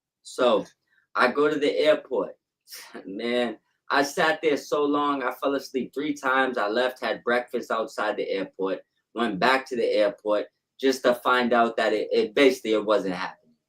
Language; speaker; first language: English; native; English